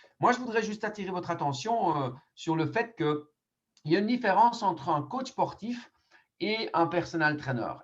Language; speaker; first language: French; native; French